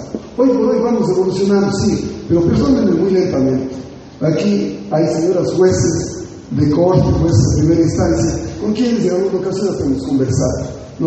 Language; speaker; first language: Spanish; native; Spanish